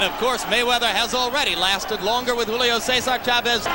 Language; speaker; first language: English; native; English